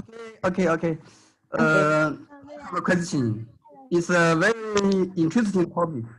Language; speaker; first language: English; non-native, fluent; Chinese